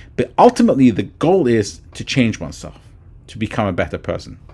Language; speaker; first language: English; native; English